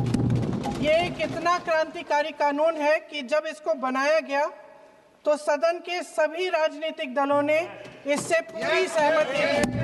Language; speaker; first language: Hindi; native; Hindi